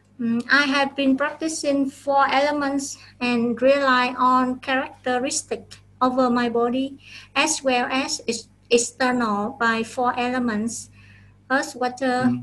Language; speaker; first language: English; non-native, fluent; Vietnamese